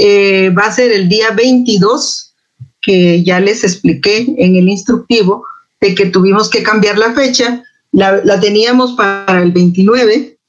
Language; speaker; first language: Spanish; native; Spanish